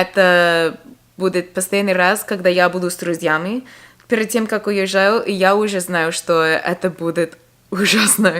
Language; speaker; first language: Russian; non-native, fluent; English